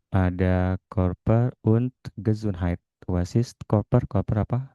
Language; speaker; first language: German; non-native, fluent; Indonesian